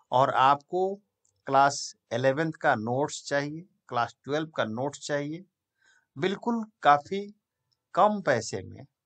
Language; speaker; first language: Hindi; native; Hindi